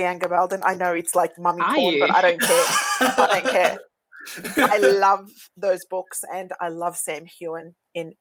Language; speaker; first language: English; native; English